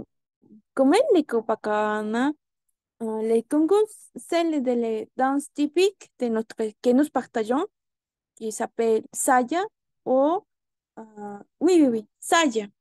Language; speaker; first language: French; non-native, learner; Spanish